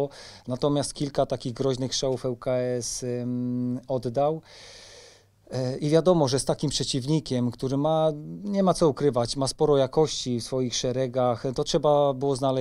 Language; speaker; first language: Polish; native; Polish